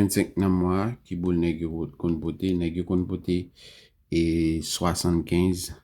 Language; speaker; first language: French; non-native, learner; Haitian Creole